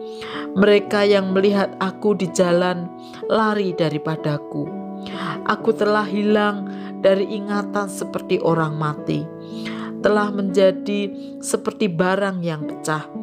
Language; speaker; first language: Indonesian; native; Indonesian